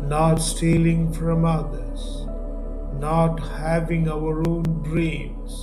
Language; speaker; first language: English; non-native, local second language; Tamil